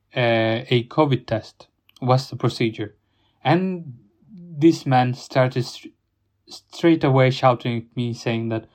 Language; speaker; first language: English; non-native, fluent; Italian